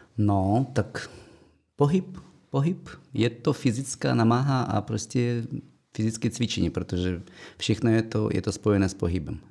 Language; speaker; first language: Czech; non-native, fluent; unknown